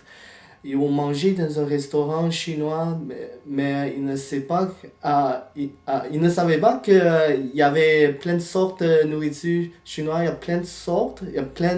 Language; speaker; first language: French; non-native, fluent; Chinese